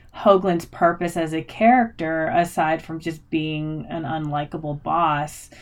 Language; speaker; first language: English; native; English